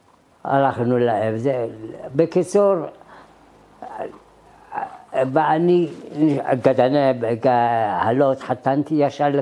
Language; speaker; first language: Hebrew; early bilingual, other home language; Arabic